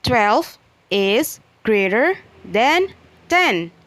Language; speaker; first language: English; non-native, learner; Indonesian